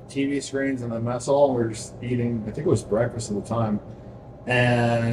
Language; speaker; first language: English; native; English